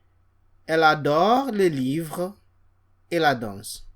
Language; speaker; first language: French; non-native, fluent; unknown